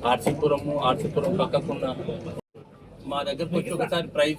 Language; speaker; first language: Telugu; native; Telugu